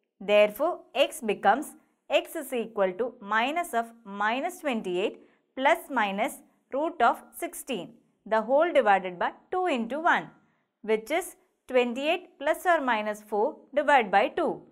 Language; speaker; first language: English; non-native, local second language; Malayalam